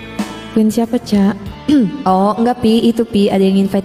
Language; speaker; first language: Indonesian; native; Indonesian